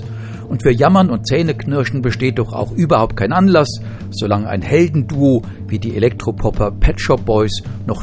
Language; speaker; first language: German; native; German